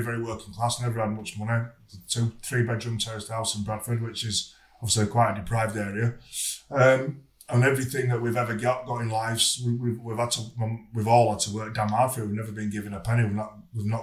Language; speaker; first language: English; native; English